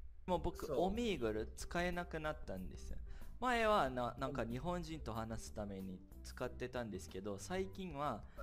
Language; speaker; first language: Japanese; early bilingual, heritage; Portuguese